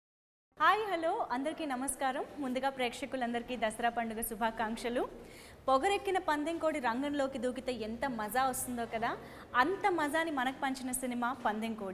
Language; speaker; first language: Telugu; native; Telugu